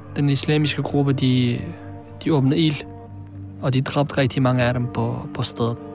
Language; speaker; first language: Danish; early bilingual, other home language; Arabic